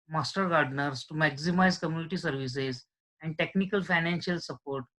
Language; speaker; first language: English; non-native, local second language; Marathi